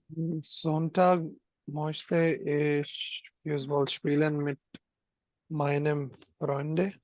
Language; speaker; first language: German; non-native, learner; Malayalam